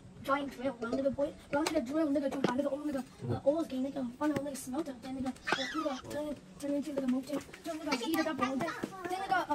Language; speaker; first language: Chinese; early bilingual, heritage; English